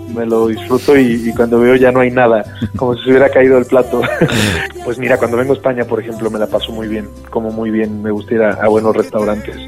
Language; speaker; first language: Spanish; native; Spanish